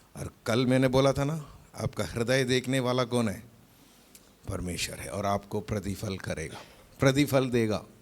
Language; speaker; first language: Hindi; non-native, local second language; Malayalam